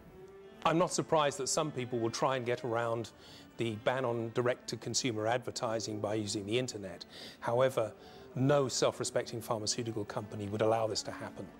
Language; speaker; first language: English; native; English